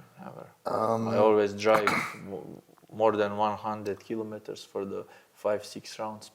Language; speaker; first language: English; non-native, learner; Slovenian